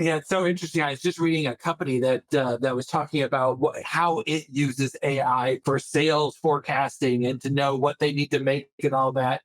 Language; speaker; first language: English; native; English